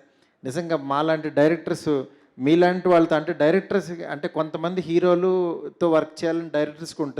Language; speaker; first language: Telugu; native; Telugu